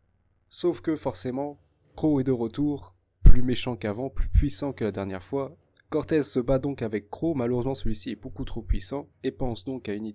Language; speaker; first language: French; native; French